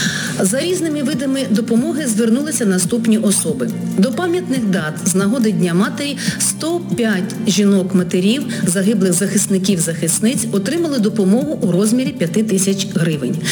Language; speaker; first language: Ukrainian; native; Ukrainian